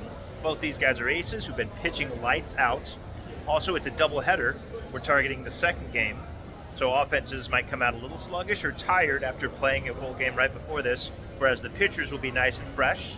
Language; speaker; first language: English; native; English